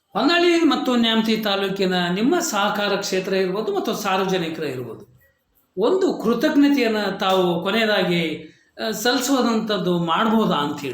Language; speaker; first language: Kannada; native; Kannada